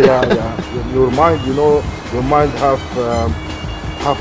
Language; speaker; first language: English; non-native, learner; Arabic